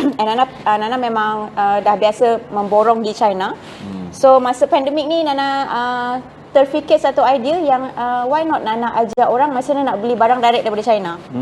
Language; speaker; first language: Malay; non-native, local second language; Chinese